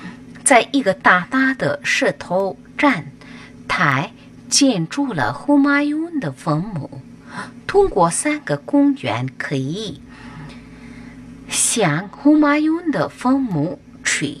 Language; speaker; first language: Chinese; non-native, fluent; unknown